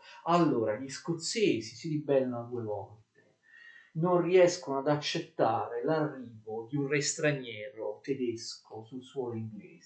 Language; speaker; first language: Italian; native; Italian